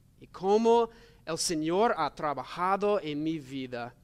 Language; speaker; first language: Spanish; non-native, learner; English